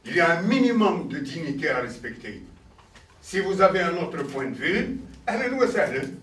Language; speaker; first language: French; non-native, local second language; Arabic